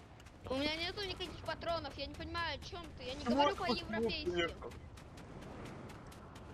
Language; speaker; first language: Russian; native; Russian